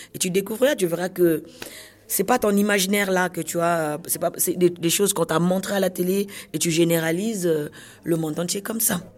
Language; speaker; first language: French; non-native, local second language; Kongo